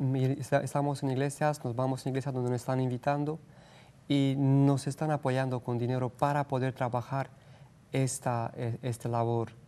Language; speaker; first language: Spanish; non-native, fluent; Romanian